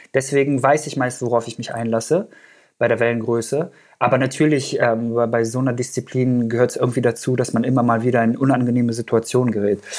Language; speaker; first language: German; early bilingual, other home language; Persian